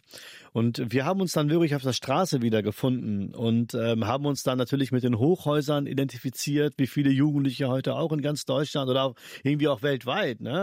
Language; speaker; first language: German; early bilingual, other home language; Albanian